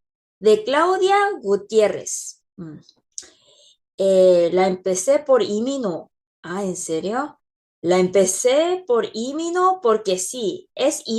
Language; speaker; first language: Spanish; non-native, fluent; Korean